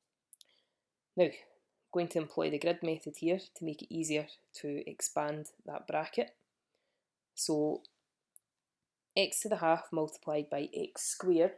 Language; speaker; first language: English; native; English